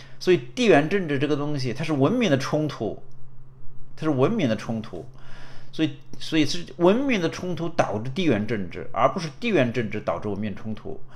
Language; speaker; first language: Chinese; native; Chinese